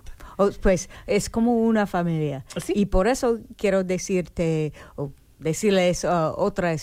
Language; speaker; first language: Spanish; non-native, learner; English